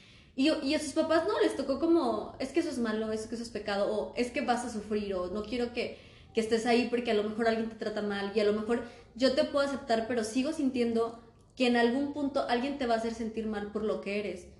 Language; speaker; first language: Spanish; native; Spanish